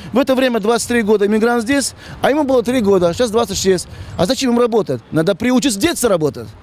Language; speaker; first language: Russian; non-native, local second language; Tajik